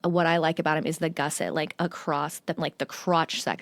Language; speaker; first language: English; native; English